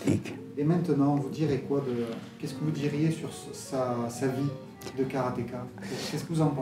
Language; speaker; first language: French; native; French